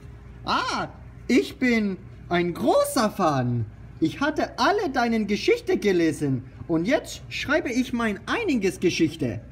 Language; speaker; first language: German; non-native, learner; English